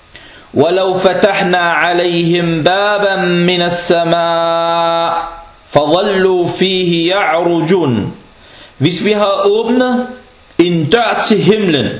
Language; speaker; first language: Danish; non-native, fluent; Arabic